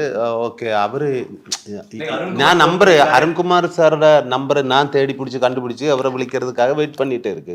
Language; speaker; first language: Tamil; non-native, learner; Malayalam